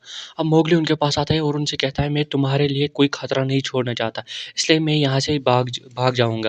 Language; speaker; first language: Hindi; native; Hindi